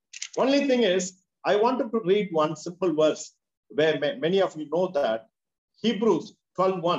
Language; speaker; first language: English; non-native, local second language; Tamil